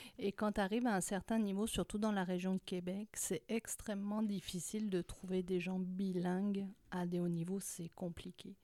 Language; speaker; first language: French; native; French